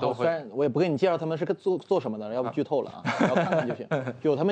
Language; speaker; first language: Chinese; native; Chinese